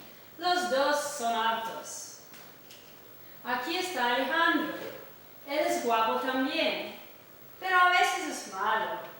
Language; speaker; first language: Spanish; non-native, fluent; English